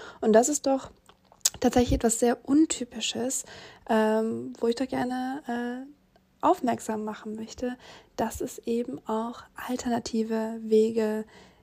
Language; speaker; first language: German; native; German